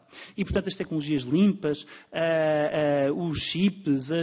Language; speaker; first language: Portuguese; native; Portuguese